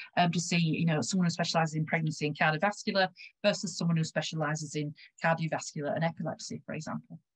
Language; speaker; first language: English; native; English